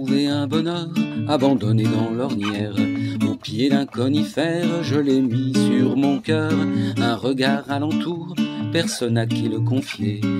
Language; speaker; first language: French; native; French